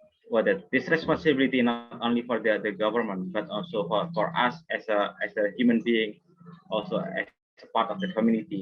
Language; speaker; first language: English; non-native, fluent; Indonesian